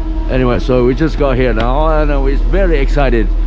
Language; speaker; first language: English; non-native, fluent; Japanese